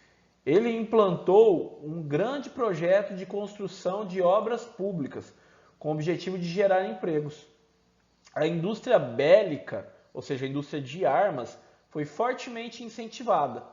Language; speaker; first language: Portuguese; native; Portuguese